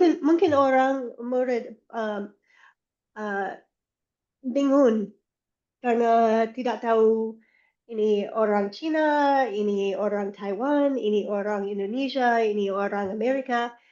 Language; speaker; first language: Indonesian; non-native, learner; English